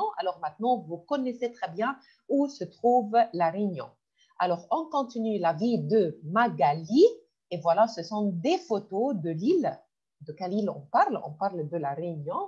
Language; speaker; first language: French; non-native, fluent; Arabic